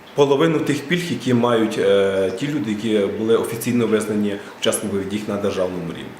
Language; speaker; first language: Ukrainian; native; Ukrainian